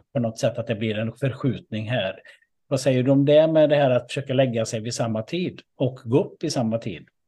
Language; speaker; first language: Swedish; native; Swedish